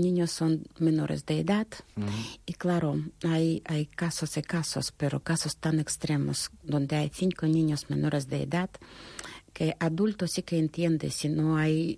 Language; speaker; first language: Spanish; non-native, fluent; Russian